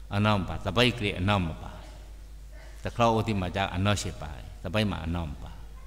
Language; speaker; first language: Burmese; native; Burmese